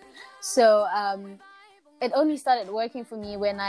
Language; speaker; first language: English; non-native, local second language; Zulu